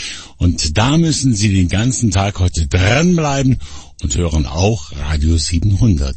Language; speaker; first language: German; native; German